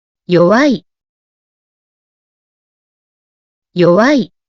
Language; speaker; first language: Japanese; native; Japanese